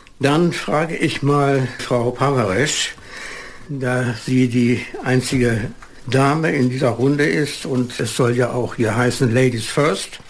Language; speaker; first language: German; native; German